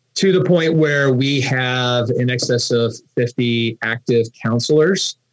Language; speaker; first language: English; native; English